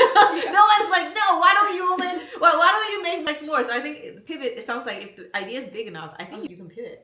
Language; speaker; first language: English; non-native, fluent; Chinese